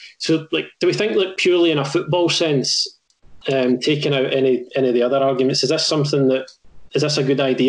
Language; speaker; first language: English; native; English